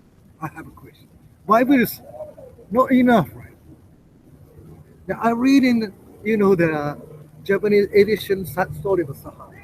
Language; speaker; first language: English; non-native, learner; Japanese